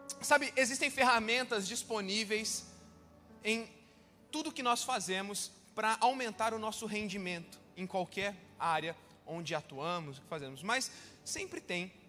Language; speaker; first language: Portuguese; native; Portuguese